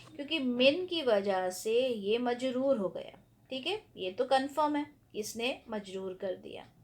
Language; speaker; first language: Urdu; native; Urdu